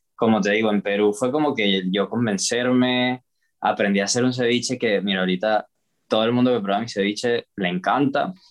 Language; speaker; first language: Spanish; native; Spanish